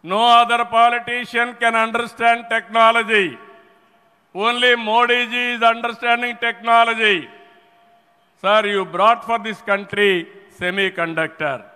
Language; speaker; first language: English; non-native, local second language; Telugu